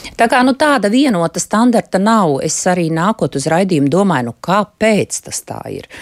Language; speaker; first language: Latvian; native; Latvian